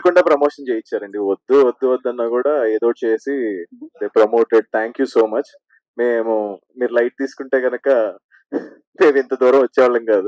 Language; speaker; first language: Telugu; native; Telugu